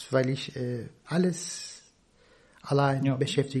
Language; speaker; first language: German; non-native, fluent; Turkish